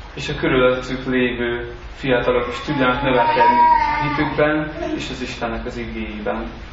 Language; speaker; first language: Hungarian; native; Hungarian